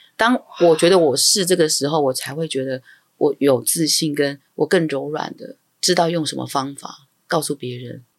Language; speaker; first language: Chinese; non-native, local second language; Amis